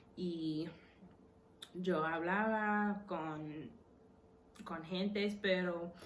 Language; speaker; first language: Spanish; non-native, learner; English